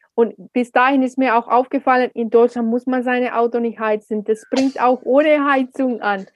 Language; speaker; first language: German; non-native, fluent; Finnish